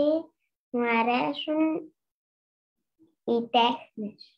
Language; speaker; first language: Greek; non-native, learner; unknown